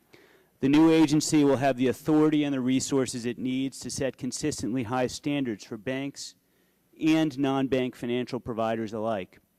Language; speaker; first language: English; native; English